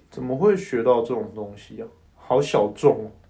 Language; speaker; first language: Chinese; non-native, local second language; Min Nan Chinese